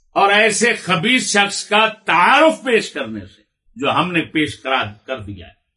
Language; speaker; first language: Urdu; non-native, local second language; Punjabi